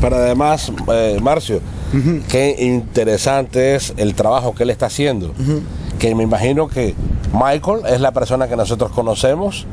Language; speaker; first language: Spanish; native; Spanish